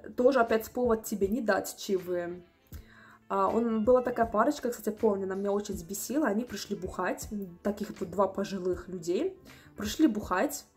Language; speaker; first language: Russian; native; Russian